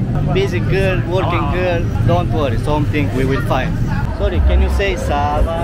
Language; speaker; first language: English; non-native, fluent; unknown